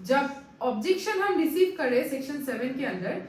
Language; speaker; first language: Hindi; non-native, local second language; Bangla